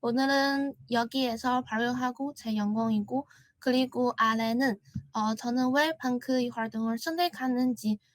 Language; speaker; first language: Korean; non-native, learner; Chinese